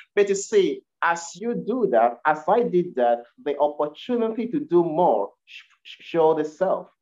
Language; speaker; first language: English; non-native, local second language; Igbo